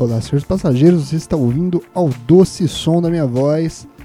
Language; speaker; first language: Portuguese; native; Portuguese